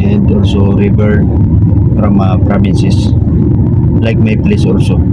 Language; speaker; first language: English; non-native, learner; Filipino